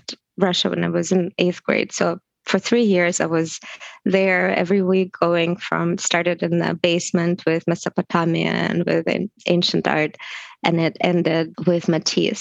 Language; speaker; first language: English; non-native, fluent; Russian